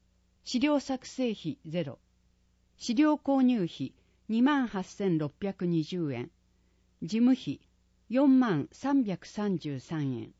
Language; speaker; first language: Japanese; native; Japanese